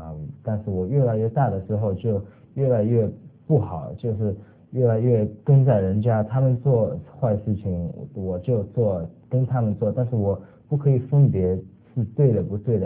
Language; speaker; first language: Chinese; early bilingual, other home language; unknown